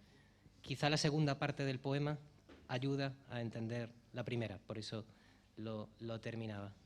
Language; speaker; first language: Spanish; native; Spanish